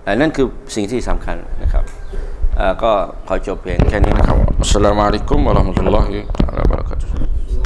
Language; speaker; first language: Thai; non-native, local second language; Malay